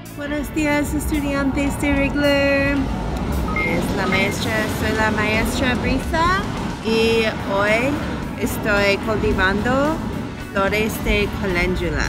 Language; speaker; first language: Spanish; non-native, learner; English